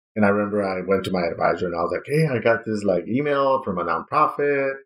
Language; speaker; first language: English; non-native, fluent; Spanish